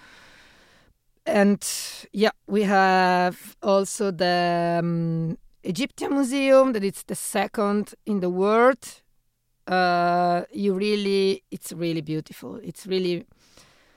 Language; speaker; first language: English; non-native, fluent; Italian